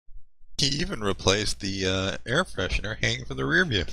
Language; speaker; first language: English; native; English